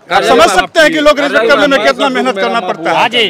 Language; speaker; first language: Hindi; native; Hindi